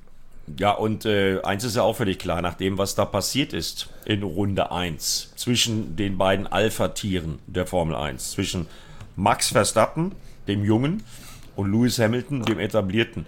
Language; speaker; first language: German; native; German